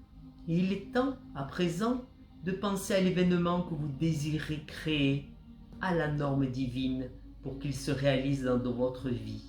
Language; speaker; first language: French; native; French